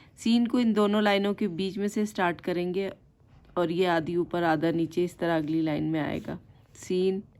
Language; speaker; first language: Urdu; native; Urdu